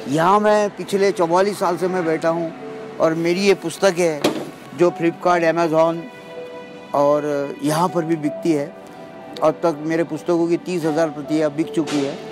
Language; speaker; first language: Hindi; non-native, local second language; Marathi